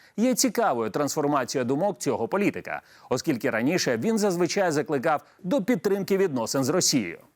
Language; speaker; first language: Ukrainian; native; Ukrainian